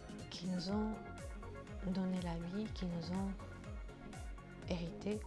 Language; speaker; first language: French; non-native, fluent; Japanese